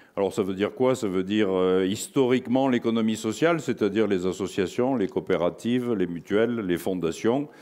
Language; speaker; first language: French; native; French